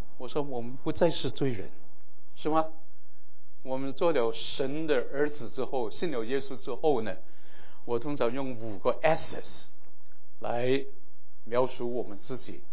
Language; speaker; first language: Chinese; non-native, local second language; Cantonese